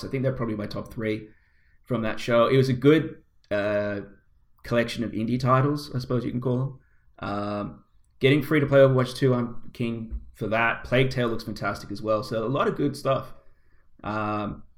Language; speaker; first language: English; native; English